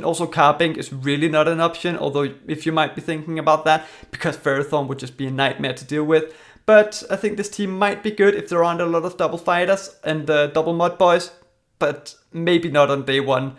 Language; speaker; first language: English; native; English